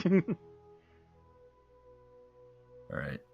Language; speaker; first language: English; native; English